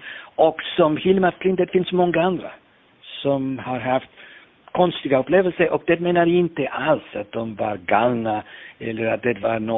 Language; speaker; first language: Swedish; non-native, fluent; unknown